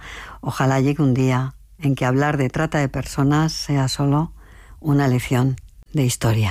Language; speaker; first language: Spanish; native; Spanish